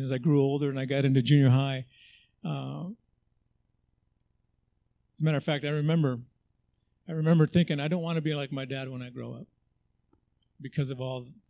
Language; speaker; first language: English; native; English